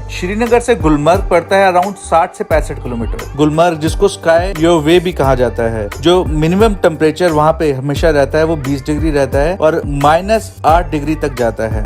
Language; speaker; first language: Hindi; native; Hindi